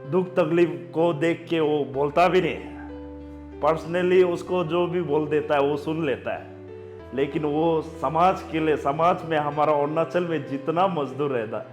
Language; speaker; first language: Hindi; non-native, local second language; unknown